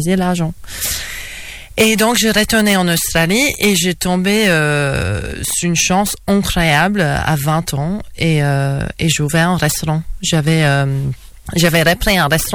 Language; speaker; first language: French; non-native, fluent; English